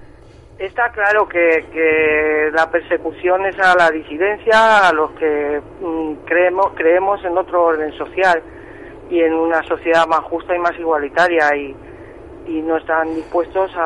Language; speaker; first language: Spanish; native; Spanish